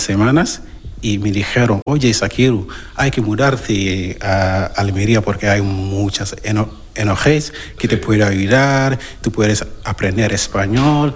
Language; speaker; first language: Spanish; non-native, learner; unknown